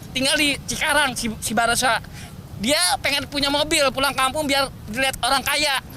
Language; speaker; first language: Indonesian; native; Indonesian